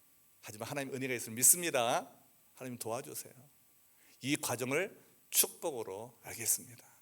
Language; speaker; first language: Korean; native; Korean